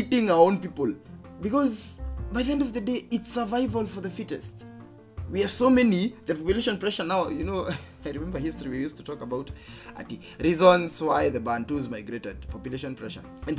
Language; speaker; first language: English; non-native, local second language; Kikuyu